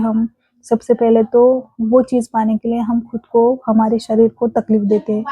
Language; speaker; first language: Hindi; native; Hindi